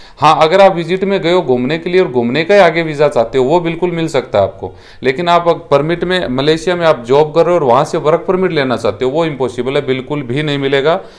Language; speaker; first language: Hindi; native; Hindi